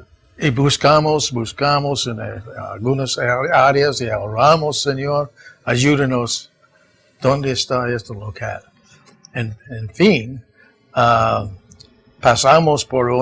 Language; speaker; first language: Spanish; non-native, fluent; English